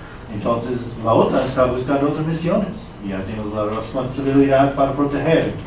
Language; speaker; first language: Spanish; non-native, fluent; English